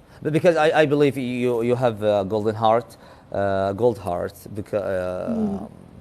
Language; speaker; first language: English; non-native, fluent; Arabic